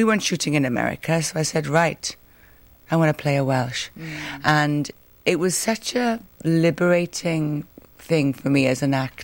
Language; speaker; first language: English; native; English